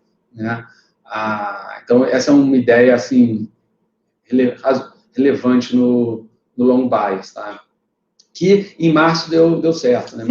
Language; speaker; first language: Portuguese; native; Portuguese